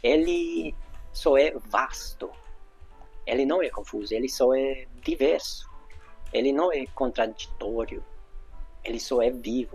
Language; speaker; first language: Portuguese; non-native, fluent; Hungarian